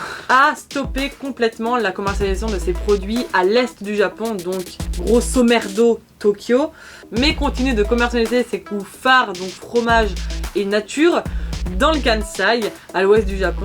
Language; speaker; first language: French; native; French